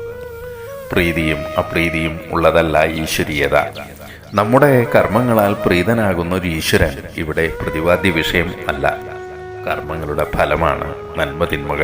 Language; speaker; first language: Malayalam; native; Malayalam